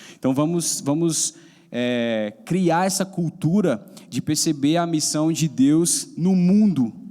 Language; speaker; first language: Portuguese; native; Portuguese